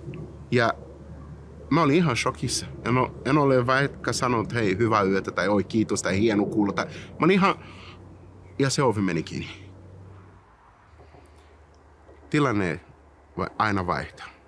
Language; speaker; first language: Finnish; non-native, learner; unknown